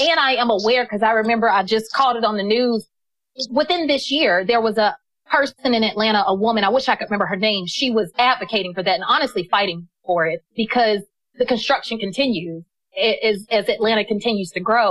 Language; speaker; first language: English; native; English